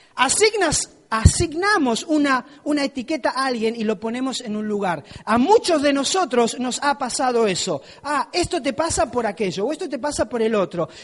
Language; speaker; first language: Spanish; native; Spanish